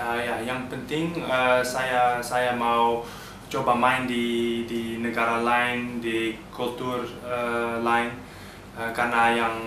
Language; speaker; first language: Indonesian; early bilingual, heritage; Dutch